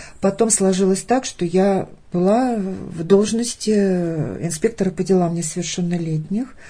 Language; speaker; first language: Russian; native; Russian